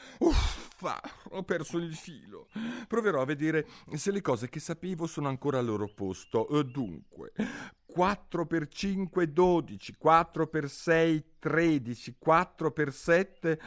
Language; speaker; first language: Italian; native; Italian